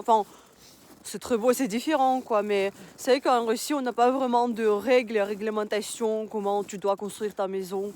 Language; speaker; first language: French; non-native, fluent; Russian